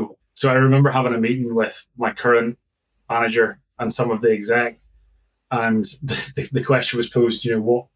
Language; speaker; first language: English; native; English